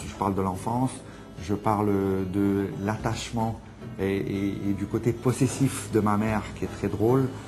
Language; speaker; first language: French; native; French